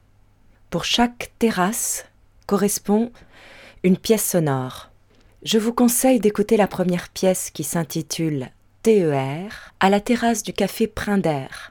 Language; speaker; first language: French; native; French